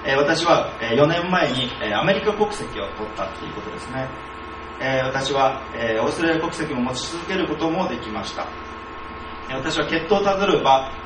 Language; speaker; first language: Japanese; native; Japanese